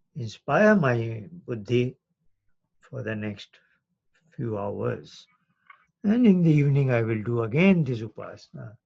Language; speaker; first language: English; non-native, local second language; Hindi